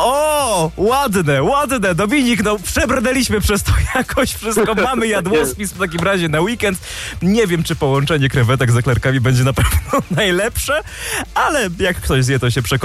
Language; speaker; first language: Polish; native; Polish